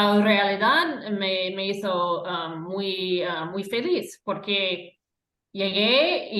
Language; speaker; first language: Spanish; non-native, fluent; English